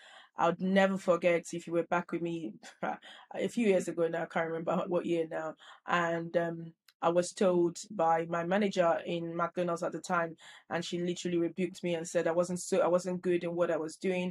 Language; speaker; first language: English; non-native, local second language; Yoruba